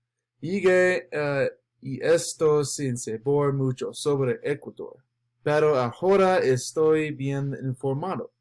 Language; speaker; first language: Spanish; non-native, learner; English